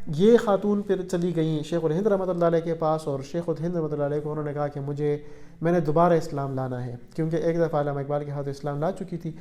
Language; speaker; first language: Urdu; non-native, local second language; Pashto